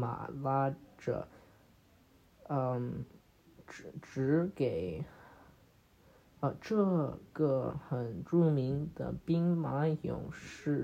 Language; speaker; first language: Chinese; early bilingual, heritage; Chinese